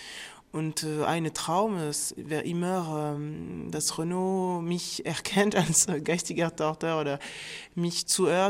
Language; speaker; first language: German; non-native, fluent; French